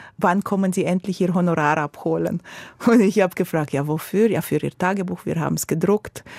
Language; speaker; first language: German; non-native, fluent; Romanian